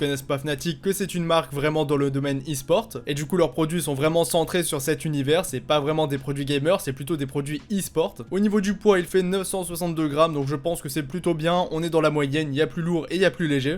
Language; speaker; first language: French; native; French